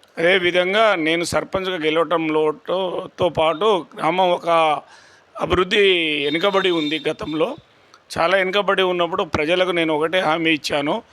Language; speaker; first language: Telugu; non-native, local second language; Lambadi